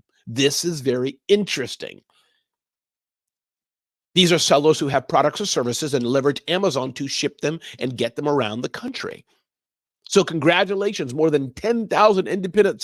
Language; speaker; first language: English; native; English